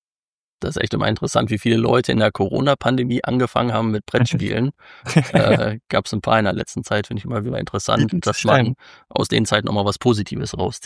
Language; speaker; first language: German; native; German